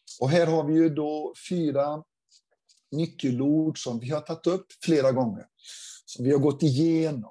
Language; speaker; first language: Swedish; non-native, fluent; Portuguese